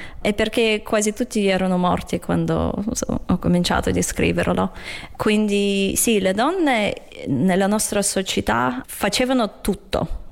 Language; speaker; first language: Italian; non-native, fluent; Russian